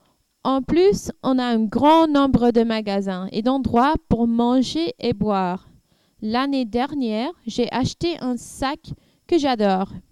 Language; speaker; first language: French; non-native, learner; English